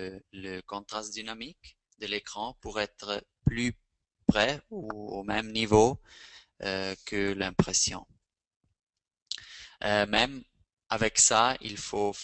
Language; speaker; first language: French; non-native, fluent; Spanish